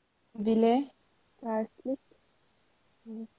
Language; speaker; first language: Turkish; non-native, learner; Arabic